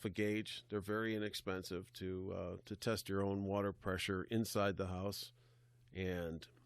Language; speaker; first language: English; native; English